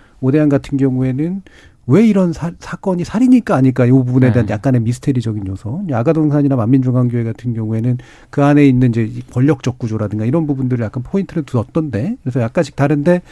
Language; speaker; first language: Korean; native; Korean